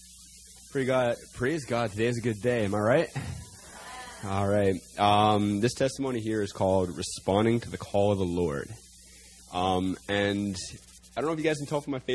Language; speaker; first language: English; native; English